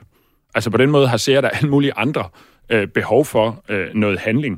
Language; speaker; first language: Danish; native; Danish